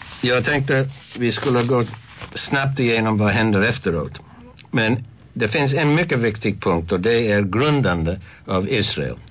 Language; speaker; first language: Swedish; non-native, fluent; English